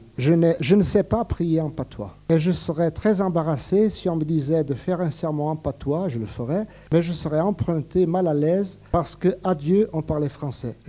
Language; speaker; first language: French; native; French